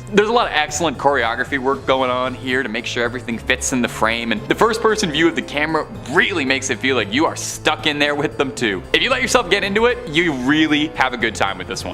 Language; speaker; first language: English; native; English